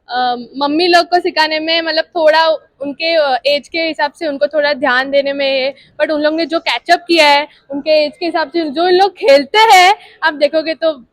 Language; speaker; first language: Hindi; non-native, local second language; Gujarati